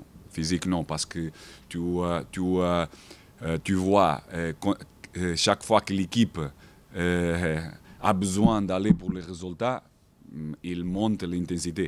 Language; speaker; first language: French; non-native, fluent; Portuguese